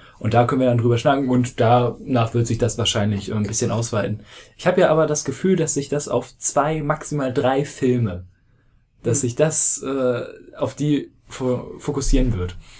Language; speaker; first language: German; native; German